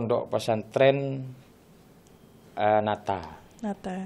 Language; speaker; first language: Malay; non-native, local second language; Madurese